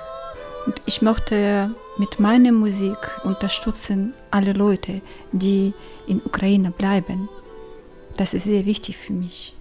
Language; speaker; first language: German; non-native, learner; Ukrainian